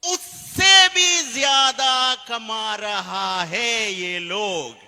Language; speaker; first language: Hindi; non-native, fluent; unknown